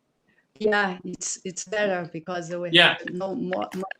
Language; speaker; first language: English; non-native, fluent; Portuguese